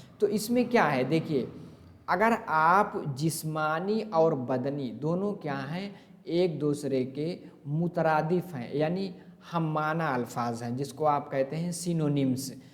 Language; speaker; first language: Urdu; native; Urdu